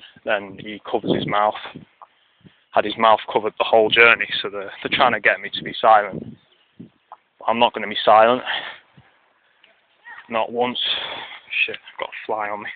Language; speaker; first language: English; native; English